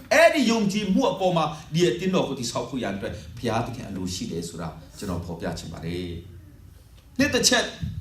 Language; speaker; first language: Burmese; non-native, local second language; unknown